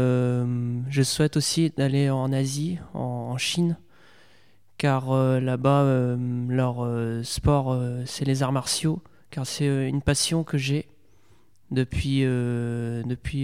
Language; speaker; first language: French; native; French